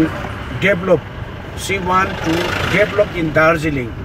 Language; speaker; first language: English; non-native, local second language; Nepali